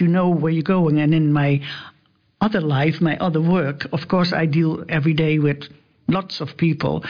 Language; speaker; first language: English; non-native, fluent; Dutch